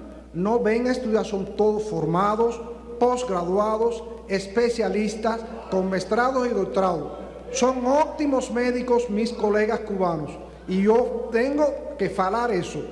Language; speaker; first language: Portuguese; non-native, fluent; Spanish